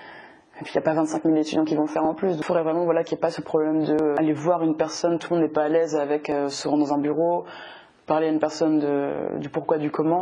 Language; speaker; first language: French; native; French